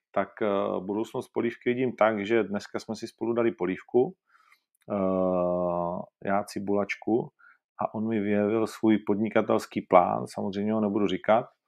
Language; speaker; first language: Czech; native; Czech